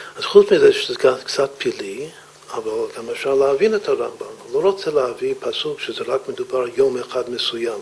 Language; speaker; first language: Hebrew; non-native, fluent; English